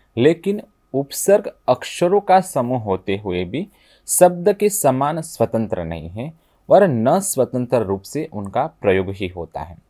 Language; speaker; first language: Hindi; non-native, local second language; Gujarati